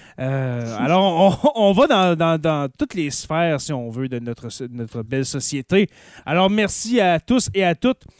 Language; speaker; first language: French; native; French